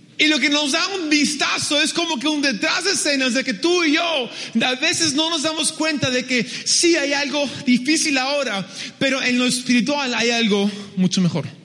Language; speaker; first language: Spanish; early bilingual, other home language; English